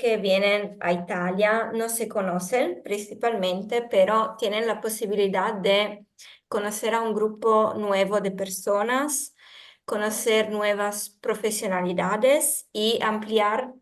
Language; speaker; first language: Spanish; non-native, fluent; Italian